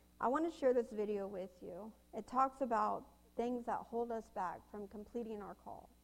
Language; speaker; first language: English; native; English